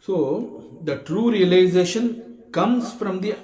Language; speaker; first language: English; non-native, local second language; Kannada